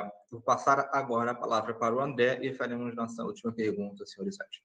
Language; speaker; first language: Portuguese; native; Portuguese